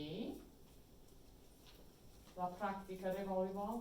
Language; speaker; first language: Spanish; non-native, fluent; English